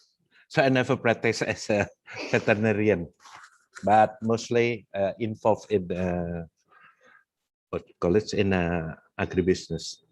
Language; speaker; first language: English; non-native, fluent; Indonesian